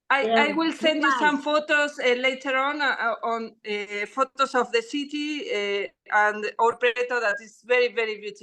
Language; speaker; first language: English; non-native, learner; Spanish